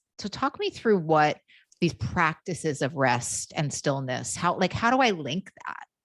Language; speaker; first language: English; native; English